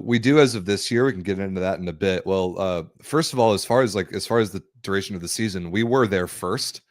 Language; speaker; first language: English; native; English